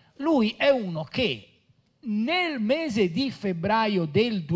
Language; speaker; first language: Italian; native; Italian